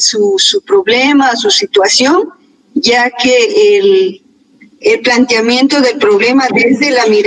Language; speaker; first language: Spanish; native; Spanish